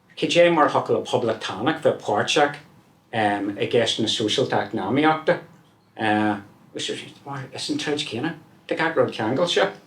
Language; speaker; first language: Irish; non-native, local second language; English